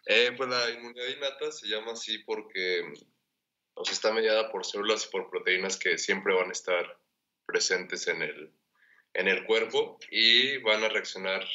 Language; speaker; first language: Spanish; native; Spanish